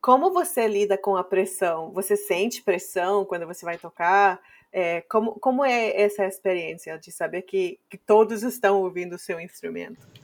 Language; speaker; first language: Portuguese; non-native, fluent; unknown